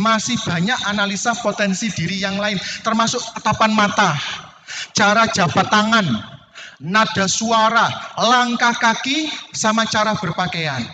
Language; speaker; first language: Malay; non-native, local second language; Javanese